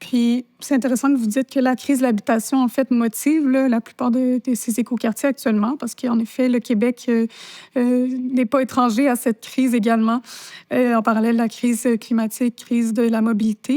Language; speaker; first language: French; native; French